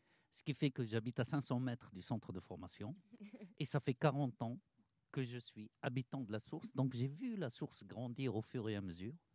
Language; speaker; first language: French; non-native, local second language; Arabic